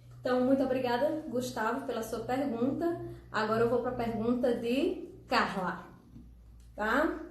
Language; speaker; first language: Portuguese; native; Portuguese